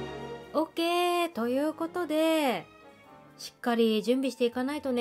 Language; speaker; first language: Japanese; native; Japanese